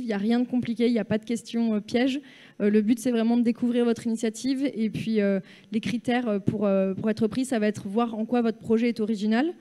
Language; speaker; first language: French; native; French